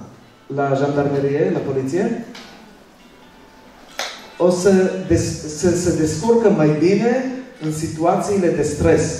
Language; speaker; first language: Romanian; early bilingual, other home language; Hebrew